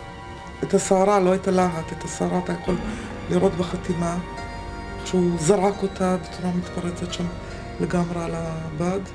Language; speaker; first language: Hebrew; native; Hebrew